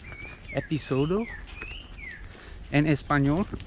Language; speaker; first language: Spanish; non-native, learner; English